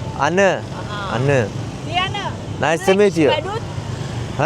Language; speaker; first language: English; non-native, learner; Turkish